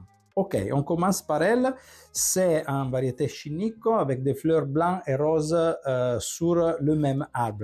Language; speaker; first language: French; non-native, fluent; Italian